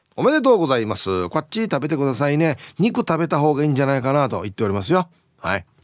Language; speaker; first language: Japanese; native; Japanese